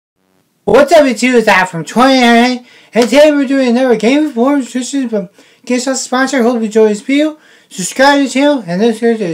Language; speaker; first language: English; native; English